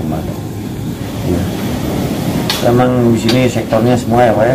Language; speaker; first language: Indonesian; native; Indonesian